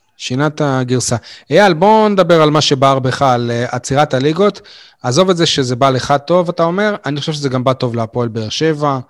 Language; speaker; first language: Hebrew; native; Hebrew